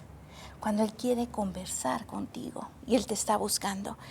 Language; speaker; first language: Spanish; native; Spanish